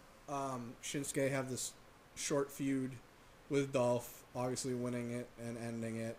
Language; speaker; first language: English; native; English